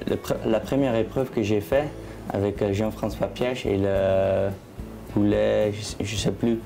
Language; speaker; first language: French; non-native, fluent; Dutch